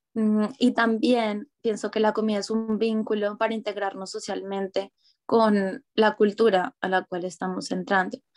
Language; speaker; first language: Spanish; native; Spanish